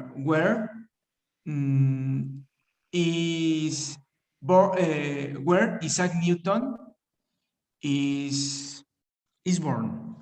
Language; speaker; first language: English; non-native, learner; Spanish